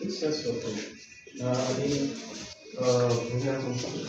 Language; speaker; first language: German; non-native, learner; Kinyarwanda